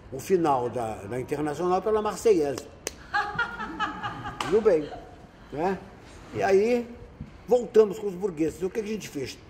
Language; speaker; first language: Portuguese; native; Portuguese